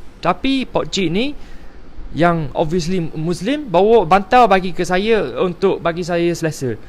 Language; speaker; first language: Malay; non-native, fluent; English